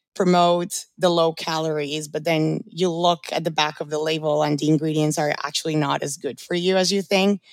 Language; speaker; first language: English; early bilingual, other home language; Spanish